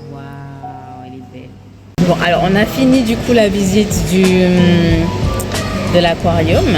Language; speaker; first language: French; native; French